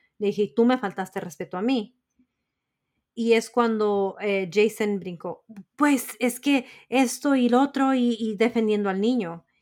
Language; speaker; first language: Spanish; early bilingual, heritage; Spanish